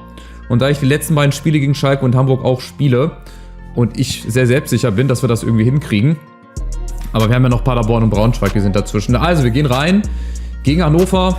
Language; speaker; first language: German; native; German